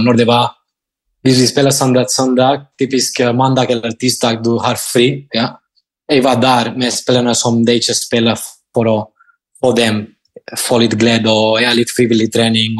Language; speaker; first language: Norwegian; non-native, fluent; Spanish